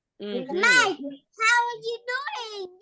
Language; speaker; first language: English; non-native, learner; Vietnamese